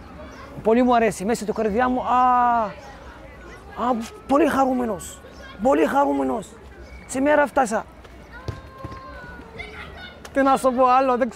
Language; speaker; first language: Greek; non-native, learner; Arabic